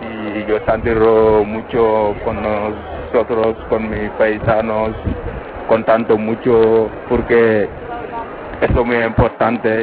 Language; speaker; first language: Spanish; non-native, learner; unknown